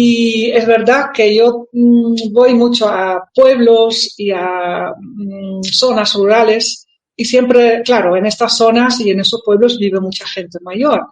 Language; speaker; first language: Spanish; non-native, fluent; Dutch